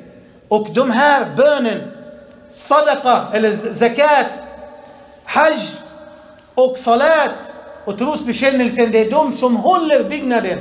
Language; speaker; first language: Swedish; early bilingual, other home language; Arabic